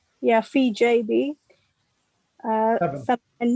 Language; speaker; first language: Arabic; non-native, learner; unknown